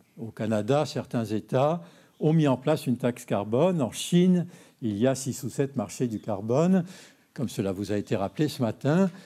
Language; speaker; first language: French; native; French